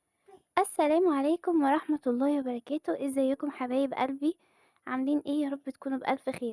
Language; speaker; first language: Arabic; native; Arabic